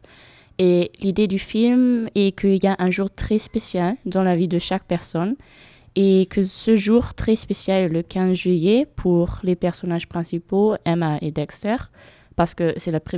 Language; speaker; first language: French; non-native, fluent; German